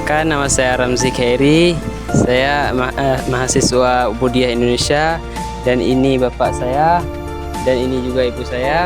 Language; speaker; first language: Indonesian; non-native, local second language; Achinese